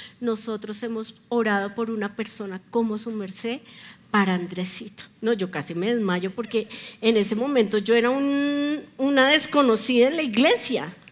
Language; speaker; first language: Spanish; native; Spanish